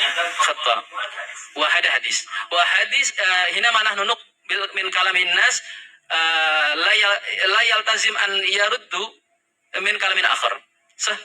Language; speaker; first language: Arabic; non-native, learner; Indonesian